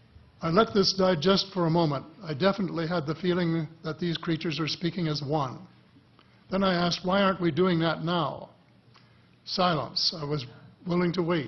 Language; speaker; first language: English; native; English